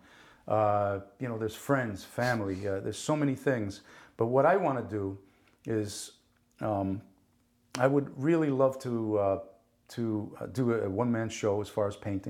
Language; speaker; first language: English; early bilingual, other home language; Italian